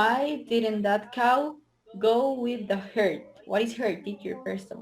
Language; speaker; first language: English; non-native, learner; Spanish